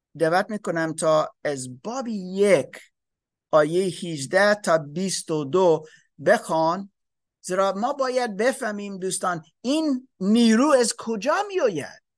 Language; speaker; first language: Persian; non-native, fluent; English